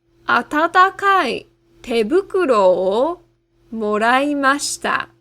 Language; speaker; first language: Japanese; non-native, fluent; English